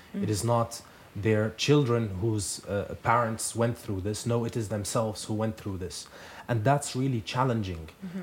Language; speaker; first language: English; non-native, fluent; Arabic